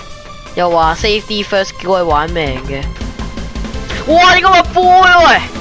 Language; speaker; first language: Chinese; native; Chinese